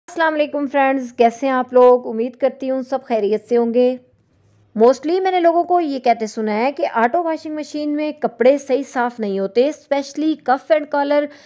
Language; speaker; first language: Urdu; native; Urdu